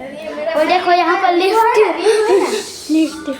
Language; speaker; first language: Hindi; non-native, local second language; Gujarati